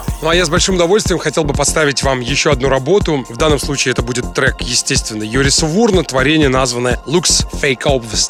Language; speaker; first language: Russian; native; Russian